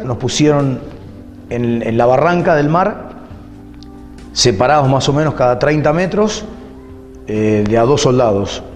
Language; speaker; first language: Spanish; native; Spanish